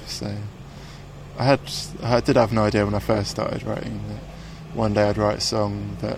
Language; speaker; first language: English; native; English